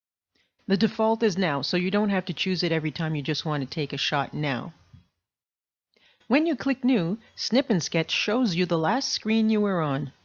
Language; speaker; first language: English; native; English